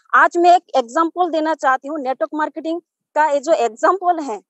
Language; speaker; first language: Hindi; non-native, local second language; Bangla